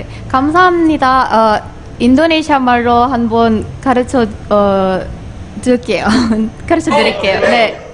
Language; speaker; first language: Korean; non-native, fluent; Indonesian